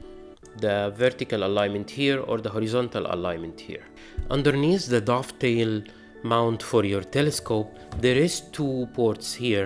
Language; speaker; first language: English; non-native, fluent; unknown